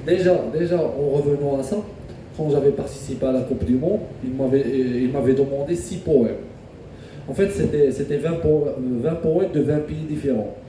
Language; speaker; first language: French; non-native, local second language; Arabic